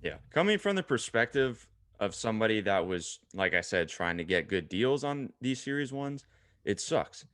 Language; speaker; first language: English; native; English